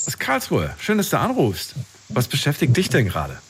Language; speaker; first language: German; native; German